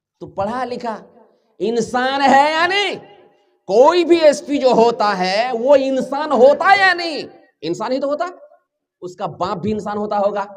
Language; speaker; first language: Urdu; native; Urdu